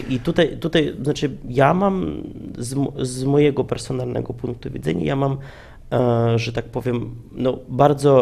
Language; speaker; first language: Polish; non-native, fluent; Ukrainian